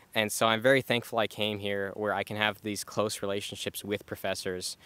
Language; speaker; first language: English; native; English